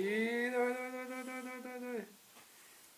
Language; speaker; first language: Russian; native; Russian